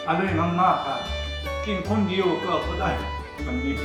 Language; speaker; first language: Thai; non-native, learner; Korean